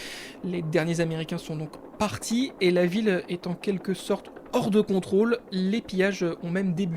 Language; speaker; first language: French; native; French